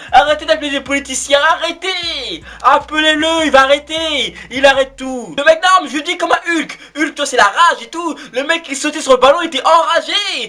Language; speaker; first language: French; native; French